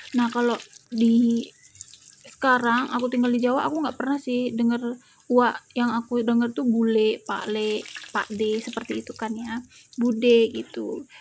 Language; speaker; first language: Indonesian; native; Indonesian